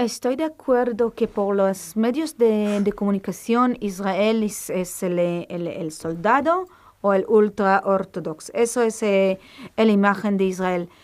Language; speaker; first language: Spanish; non-native, fluent; Hebrew